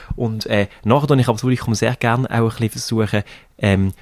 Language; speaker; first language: German; native; German